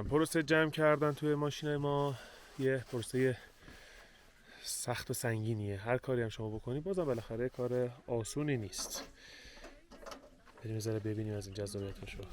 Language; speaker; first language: Persian; native; Persian